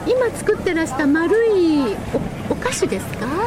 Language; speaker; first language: Japanese; native; Japanese